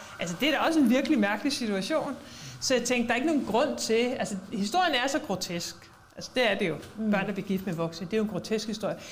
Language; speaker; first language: Danish; native; Danish